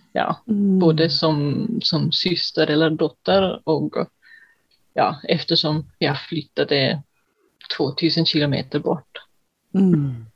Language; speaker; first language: Swedish; non-native, fluent; German